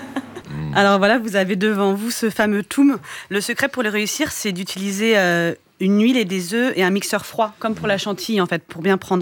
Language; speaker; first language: French; native; French